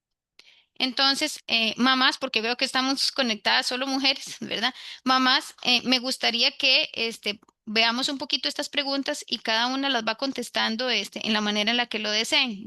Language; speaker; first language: Spanish; native; Spanish